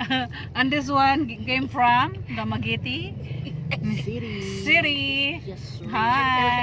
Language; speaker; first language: English; non-native, local second language; Cebuano